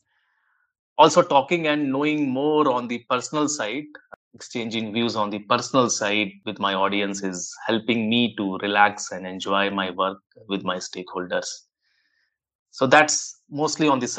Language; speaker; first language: English; non-native, local second language; Hindi